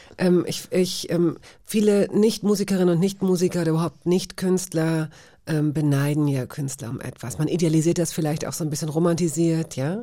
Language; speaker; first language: German; native; German